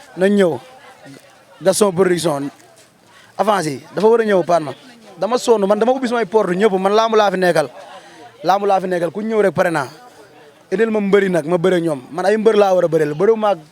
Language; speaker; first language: Wolof; native; Wolof